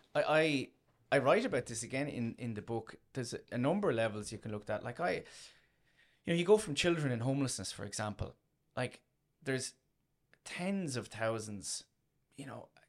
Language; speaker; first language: English; native; English